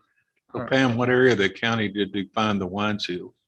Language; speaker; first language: English; native; English